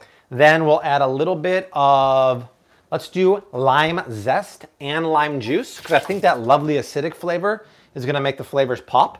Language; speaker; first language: English; native; English